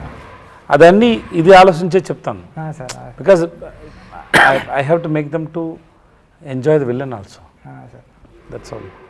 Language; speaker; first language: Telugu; non-native, learner; Tamil